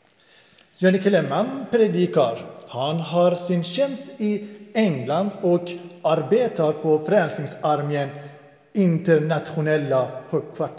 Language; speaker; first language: Swedish; non-native, fluent; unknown